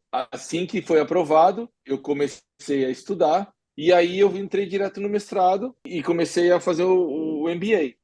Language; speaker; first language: Portuguese; native; Portuguese